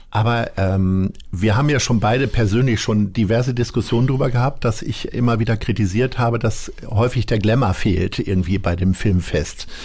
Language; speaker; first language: German; native; German